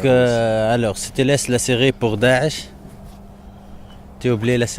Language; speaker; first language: French; non-native, learner; Arabic